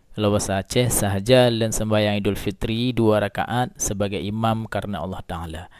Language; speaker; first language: Malay; non-native, local second language; Achinese